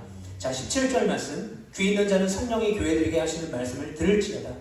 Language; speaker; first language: Korean; native; Korean